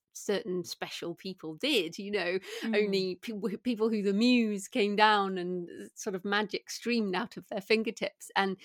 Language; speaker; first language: English; native; English